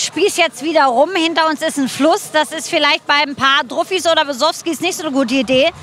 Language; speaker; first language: German; native; German